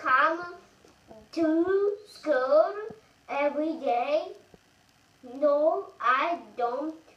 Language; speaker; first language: English; non-native, learner; Japanese